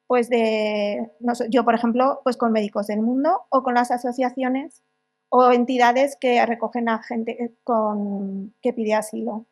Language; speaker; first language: Spanish; native; Spanish